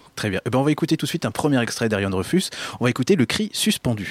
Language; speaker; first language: French; native; French